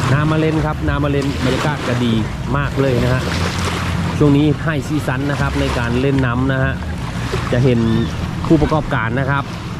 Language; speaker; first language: Thai; non-native, local second language; Lao